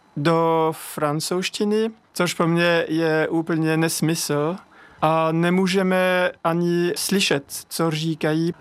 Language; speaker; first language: Czech; non-native, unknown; French